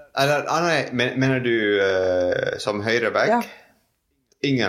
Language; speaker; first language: Norwegian; non-native, fluent; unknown